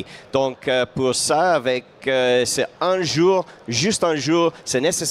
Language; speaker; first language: French; non-native, fluent; English